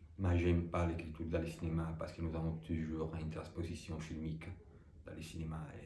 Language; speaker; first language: French; non-native, fluent; Italian